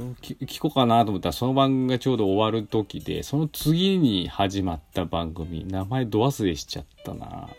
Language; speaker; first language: Japanese; native; Japanese